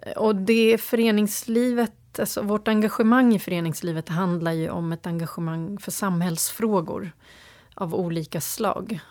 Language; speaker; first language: Swedish; early bilingual, other home language; Turoyo